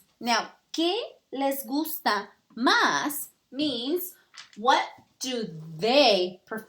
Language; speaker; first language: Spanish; early bilingual, heritage; Spanish